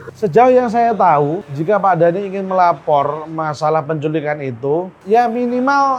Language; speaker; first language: Indonesian; native; Indonesian